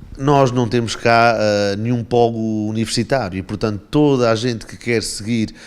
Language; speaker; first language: Portuguese; native; Portuguese